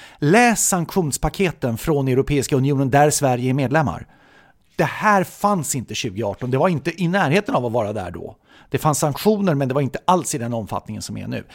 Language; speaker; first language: Swedish; native; Swedish